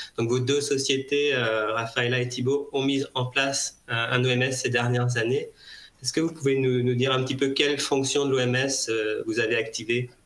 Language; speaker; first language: French; native; French